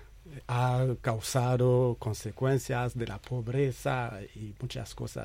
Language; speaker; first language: Spanish; non-native, fluent; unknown